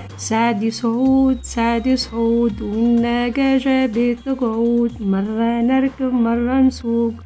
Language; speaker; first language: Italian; non-native, fluent; Arabic